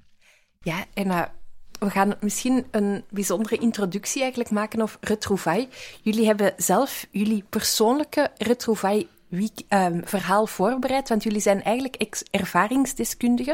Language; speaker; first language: Dutch; native; Dutch